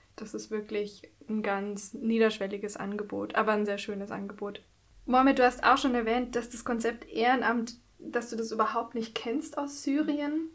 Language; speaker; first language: German; native; German